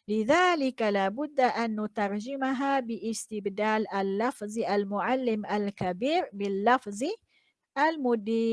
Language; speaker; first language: Arabic; non-native, fluent; Malay